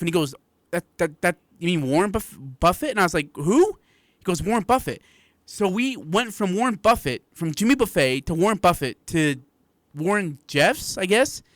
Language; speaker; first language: English; native; English